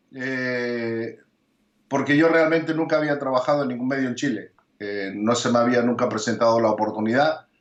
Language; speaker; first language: Spanish; early bilingual, heritage; Spanish